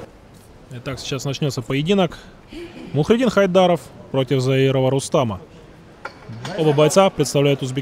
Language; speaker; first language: Russian; native; Russian